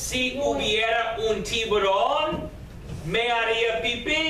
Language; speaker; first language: Spanish; non-native, fluent; English